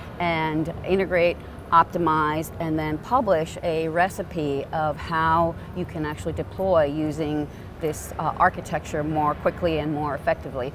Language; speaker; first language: English; native; English